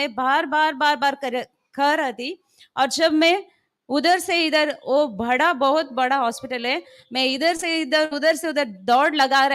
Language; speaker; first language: Hindi; non-native, local second language; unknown